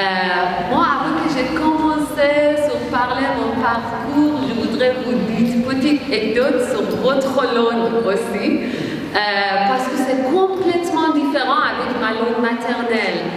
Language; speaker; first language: French; non-native, learner; Persian